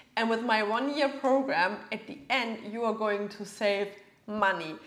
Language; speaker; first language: English; non-native, fluent; German